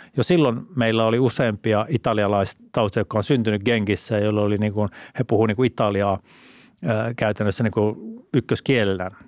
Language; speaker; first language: Finnish; native; Finnish